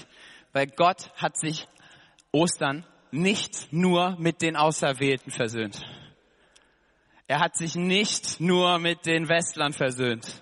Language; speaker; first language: German; native; German